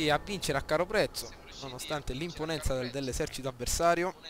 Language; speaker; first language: Italian; native; Italian